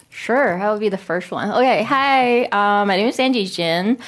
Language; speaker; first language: English; non-native, fluent; Korean